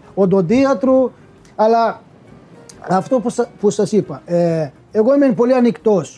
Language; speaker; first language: Greek; non-native, fluent; Portuguese